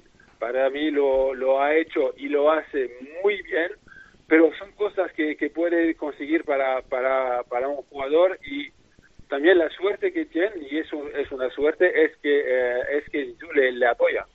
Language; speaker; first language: Spanish; non-native, fluent; French